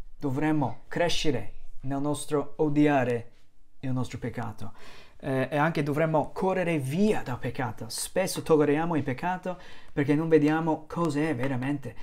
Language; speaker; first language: Italian; non-native, fluent; English